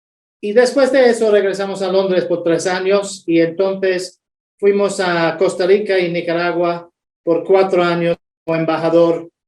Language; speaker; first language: Spanish; non-native, fluent; English